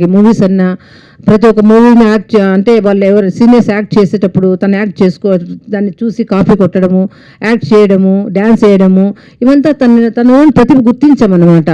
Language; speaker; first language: Telugu; native; Telugu